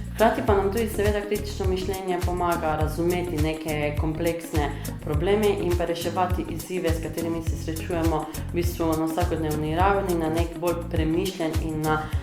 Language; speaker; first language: Slovenian; non-native, local second language; Romany